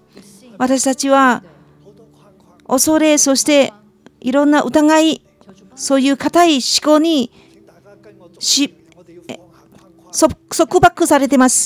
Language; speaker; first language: Japanese; non-native, fluent; Chinese